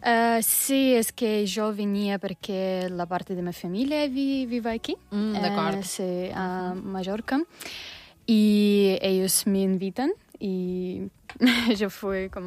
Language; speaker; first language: Catalan; non-native, learner; Russian